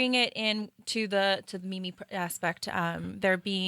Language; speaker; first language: English; native; English